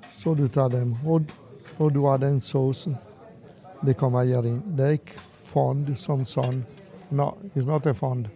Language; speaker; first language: Danish; non-native, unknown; Italian